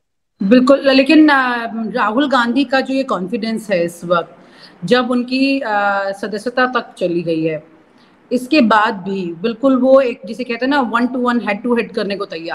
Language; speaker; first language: Hindi; native; Hindi